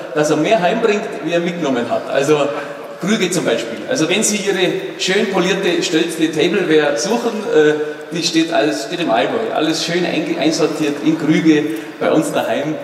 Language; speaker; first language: German; native; German